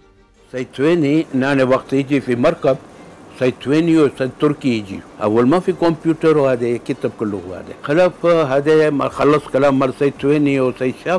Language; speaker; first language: Arabic; non-native, local second language; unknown